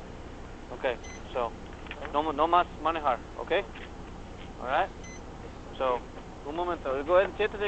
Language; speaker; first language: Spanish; non-native, learner; English